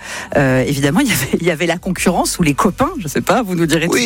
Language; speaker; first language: French; native; French